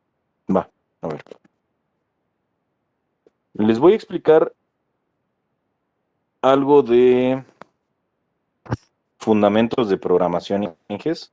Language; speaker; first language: Spanish; native; Spanish